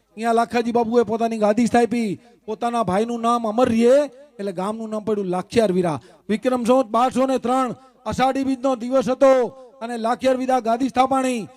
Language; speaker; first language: Gujarati; non-native, local second language; Kachhi